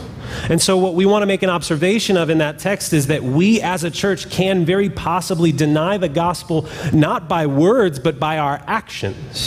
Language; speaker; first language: English; native; English